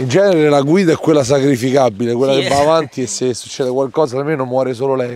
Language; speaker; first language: Italian; native; Italian